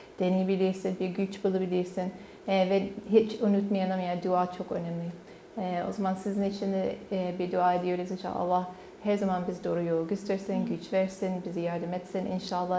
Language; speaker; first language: Turkish; non-native, learner; English